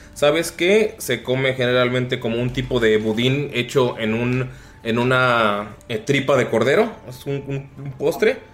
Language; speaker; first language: Spanish; native; Spanish